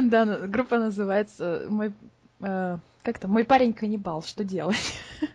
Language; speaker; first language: Russian; native; Russian